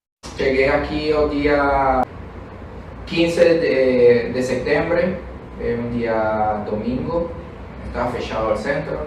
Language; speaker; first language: Portuguese; non-native, fluent; Spanish